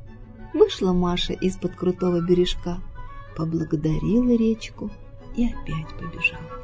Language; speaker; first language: Russian; native; Russian